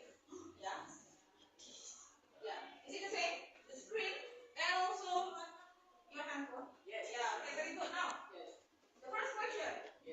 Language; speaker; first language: English; non-native, learner; Indonesian